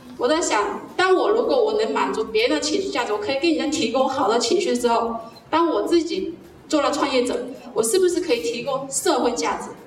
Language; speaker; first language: Chinese; native; Chinese